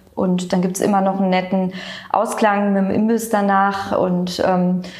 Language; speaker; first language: German; native; German